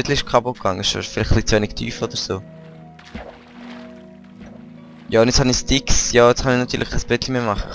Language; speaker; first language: German; native; German